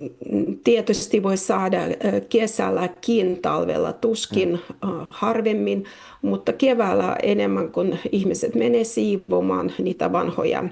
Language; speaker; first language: Finnish; non-native, fluent; Russian